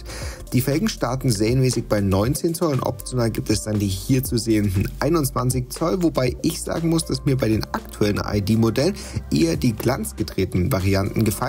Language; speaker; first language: German; native; German